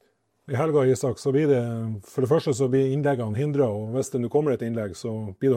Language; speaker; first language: Norwegian; native; Norwegian